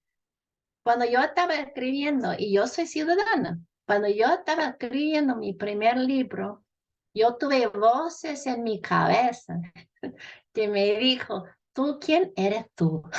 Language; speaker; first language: Spanish; non-native, fluent; English